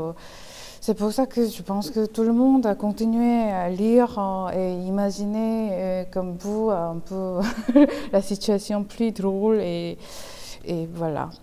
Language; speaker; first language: French; non-native, fluent; Korean